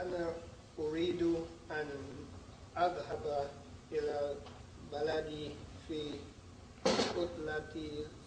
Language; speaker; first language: Arabic; non-native, learner; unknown